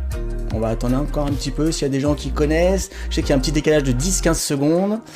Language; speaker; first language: French; native; French